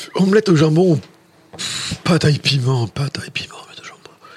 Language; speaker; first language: French; native; French